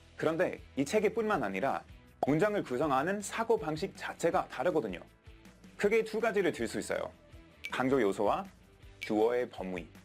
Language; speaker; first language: Korean; non-native, fluent; English